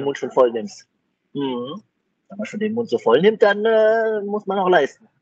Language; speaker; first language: German; native; German